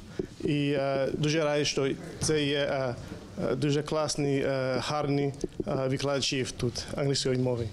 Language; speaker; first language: Ukrainian; non-native, learner; English